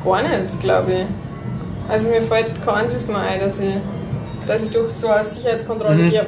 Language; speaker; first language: German; native; German